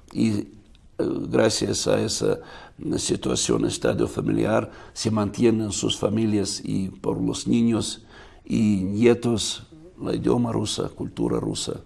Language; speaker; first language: Spanish; non-native, fluent; Russian